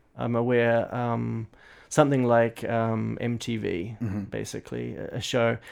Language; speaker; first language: English; native; English